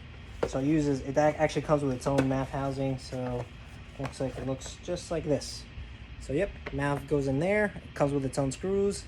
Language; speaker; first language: English; native; English